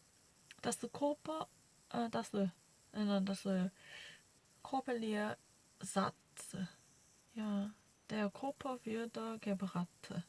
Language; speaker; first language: German; non-native, learner; Korean